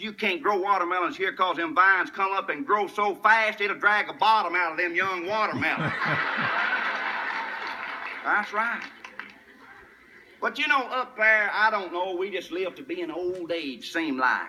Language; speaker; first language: English; native; English